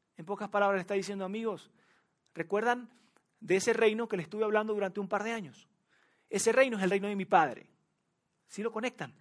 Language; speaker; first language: Spanish; native; Spanish